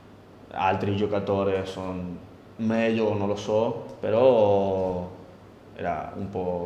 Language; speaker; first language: Italian; non-native, learner; Spanish